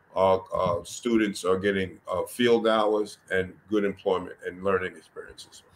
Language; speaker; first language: English; native; English